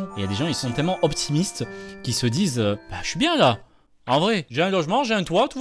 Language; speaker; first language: French; native; French